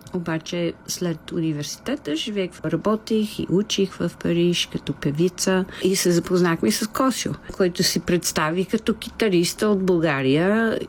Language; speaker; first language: Bulgarian; non-native, fluent; English